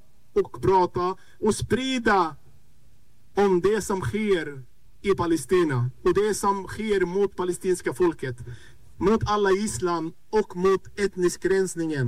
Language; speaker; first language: Swedish; non-native, fluent; Arabic